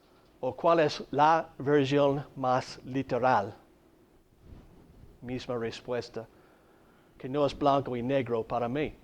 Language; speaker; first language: Spanish; non-native, fluent; English